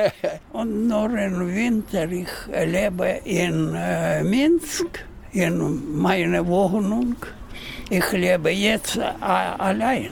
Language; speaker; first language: German; non-native, learner; Russian